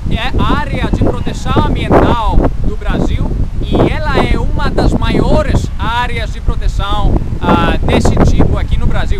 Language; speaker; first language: Portuguese; non-native, learner; Greek